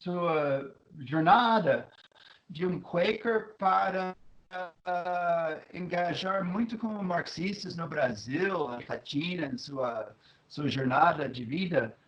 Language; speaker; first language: Portuguese; non-native, fluent; English